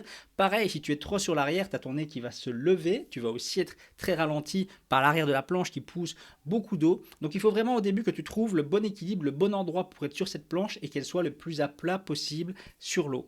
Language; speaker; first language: French; native; French